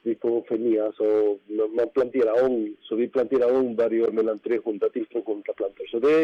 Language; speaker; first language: Swedish; non-native, fluent; Spanish